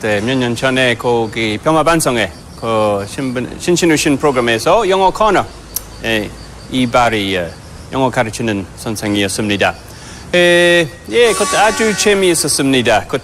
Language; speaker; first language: Korean; non-native, fluent; English